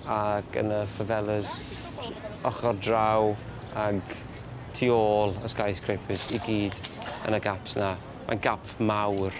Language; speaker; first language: Welsh; native; Welsh